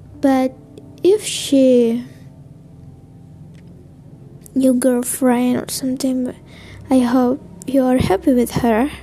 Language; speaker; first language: English; non-native, learner; Indonesian